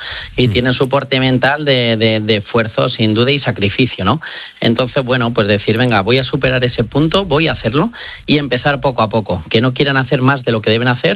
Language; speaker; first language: Spanish; native; Spanish